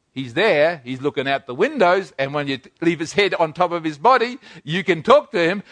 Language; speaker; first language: English; native; English